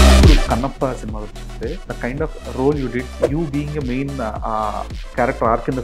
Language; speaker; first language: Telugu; native; Telugu